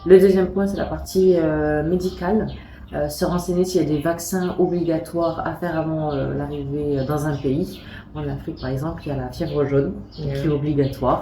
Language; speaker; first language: French; native; French